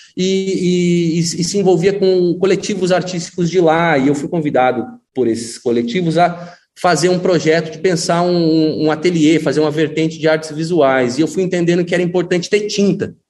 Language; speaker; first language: Portuguese; native; Portuguese